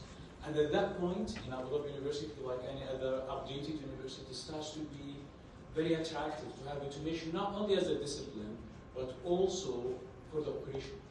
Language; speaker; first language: English; non-native, fluent; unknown